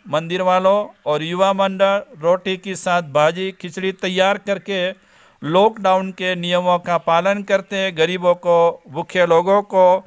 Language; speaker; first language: Hindi; non-native, local second language; Gujarati